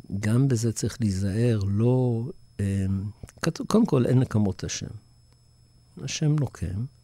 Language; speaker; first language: Hebrew; early bilingual, other home language; English